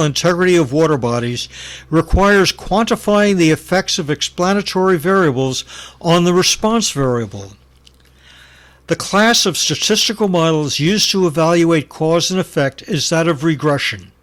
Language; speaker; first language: English; native; English